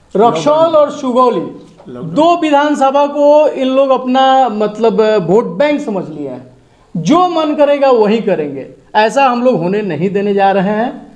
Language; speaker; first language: Hindi; native; Hindi